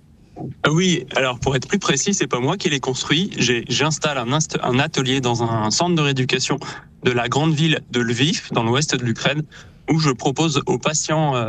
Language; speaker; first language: French; native; French